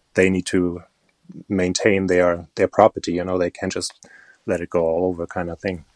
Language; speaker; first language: English; non-native, fluent; German